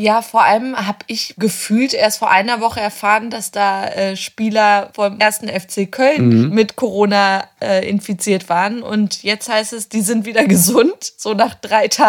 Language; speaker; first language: German; native; German